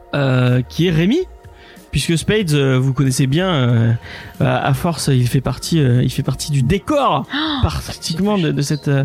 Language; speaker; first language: French; early bilingual, other home language; English